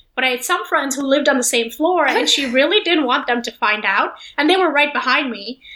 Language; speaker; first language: English; non-native, local second language; Hindi